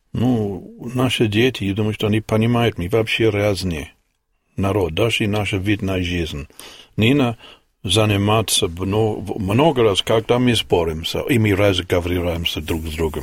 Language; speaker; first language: Russian; non-native, learner; English